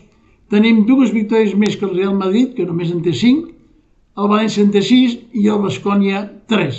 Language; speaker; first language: Catalan; native; Catalan